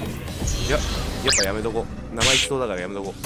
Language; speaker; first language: Japanese; native; Japanese